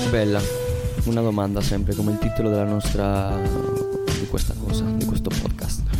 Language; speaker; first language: Italian; non-native, fluent; Spanish